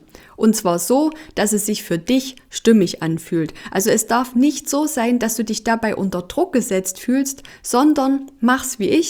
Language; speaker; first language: German; native; German